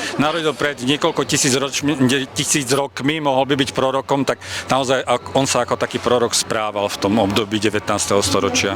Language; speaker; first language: Slovak; native; Slovak